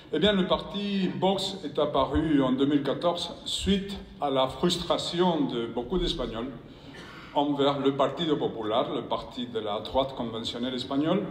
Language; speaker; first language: French; non-native, fluent; Spanish